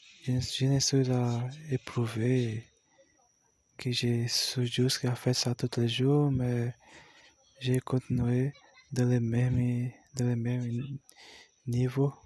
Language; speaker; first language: French; non-native, learner; Portuguese